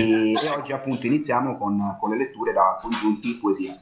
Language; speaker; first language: Italian; native; Italian